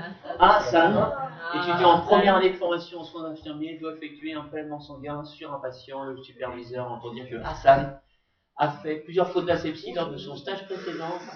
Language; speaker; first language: French; native; French